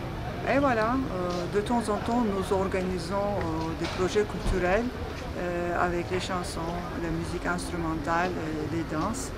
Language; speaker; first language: French; non-native, fluent; Turkish